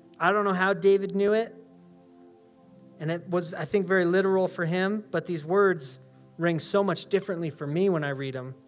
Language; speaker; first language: English; native; English